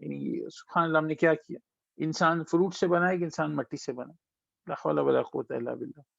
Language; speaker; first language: Urdu; native; Urdu